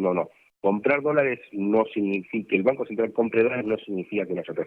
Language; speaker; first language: Spanish; native; Spanish